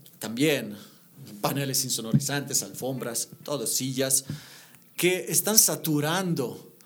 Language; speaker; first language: Spanish; non-native, fluent; Italian